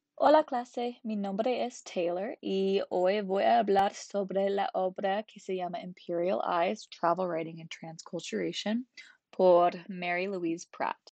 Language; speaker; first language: Spanish; non-native, learner; English